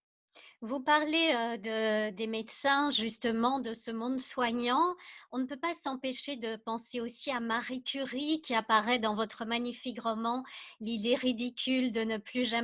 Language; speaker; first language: French; native; French